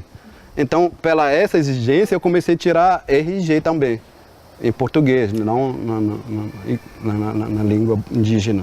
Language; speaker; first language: Portuguese; non-native, local second language; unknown